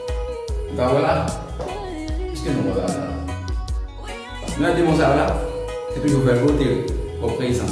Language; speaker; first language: Portuguese; non-native, learner; Haitian Creole